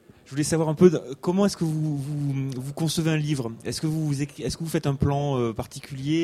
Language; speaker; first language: French; native; French